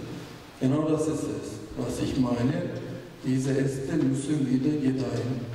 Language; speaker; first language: German; non-native, fluent; Turkish